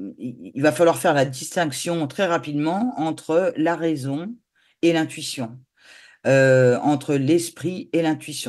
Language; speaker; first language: French; native; French